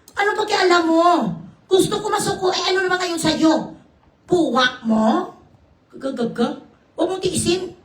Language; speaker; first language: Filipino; non-native, local second language; Hiligaynon